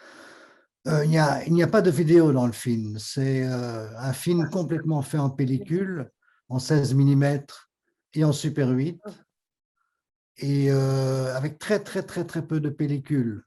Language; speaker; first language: French; native; French